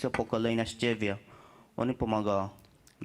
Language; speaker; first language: Polish; non-native, learner; Bangla